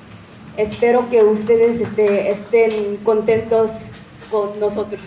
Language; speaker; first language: Spanish; non-native, fluent; Korean